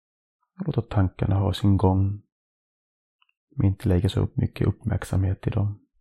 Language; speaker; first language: Swedish; non-native, fluent; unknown